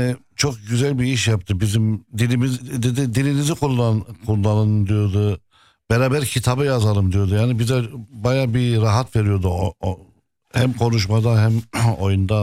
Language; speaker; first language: Turkish; early bilingual, heritage; Turkish